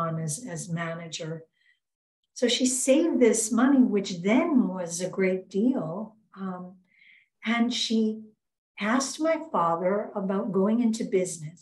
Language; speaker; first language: English; native; English